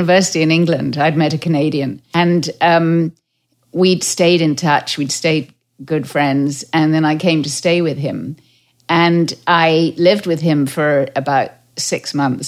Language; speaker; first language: English; native; English